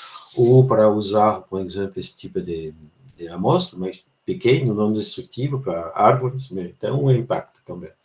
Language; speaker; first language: Portuguese; non-native, fluent; French